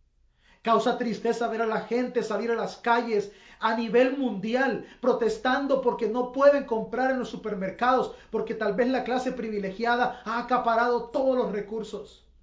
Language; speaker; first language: Spanish; native; Spanish